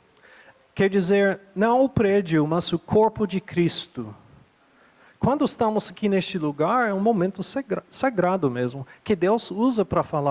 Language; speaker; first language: Portuguese; non-native, fluent; English